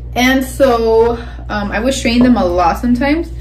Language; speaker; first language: English; early bilingual, other home language; Spanish